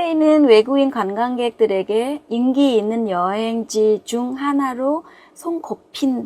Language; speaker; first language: Korean; non-native, fluent; Vietnamese